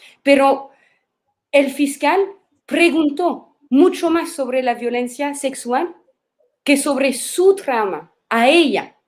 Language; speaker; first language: Spanish; non-native, fluent; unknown